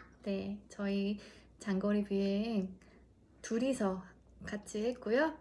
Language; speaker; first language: Korean; native; Korean